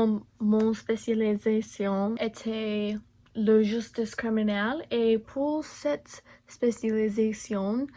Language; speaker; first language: French; non-native, learner; English